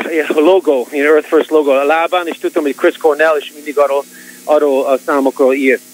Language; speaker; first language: Hungarian; early bilingual, heritage; Hungarian